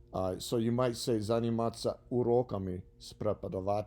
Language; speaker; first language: Russian; non-native, learner; English